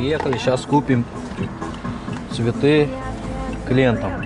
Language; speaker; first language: Russian; non-native, local second language; Uzbek